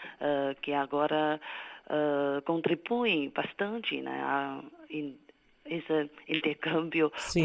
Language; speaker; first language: Portuguese; non-native, fluent; Chinese